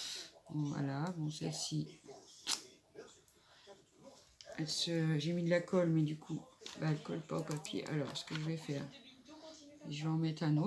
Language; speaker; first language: French; native; French